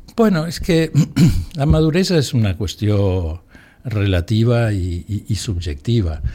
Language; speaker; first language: Catalan; non-native, local second language; Spanish